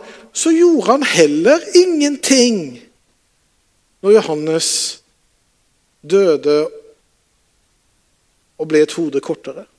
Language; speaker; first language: Norwegian; native; Norwegian